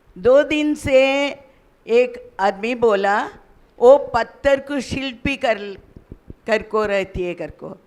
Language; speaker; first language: Hindi; non-native, local second language; Kannada